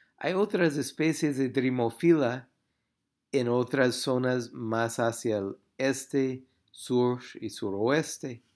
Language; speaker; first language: Spanish; non-native, fluent; English